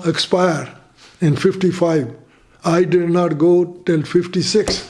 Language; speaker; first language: English; non-native, fluent; Punjabi